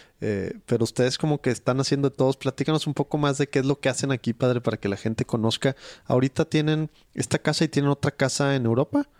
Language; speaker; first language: Spanish; native; Spanish